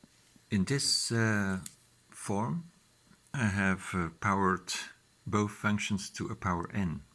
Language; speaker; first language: English; non-native, fluent; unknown